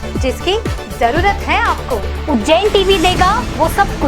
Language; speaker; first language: Hindi; native; Hindi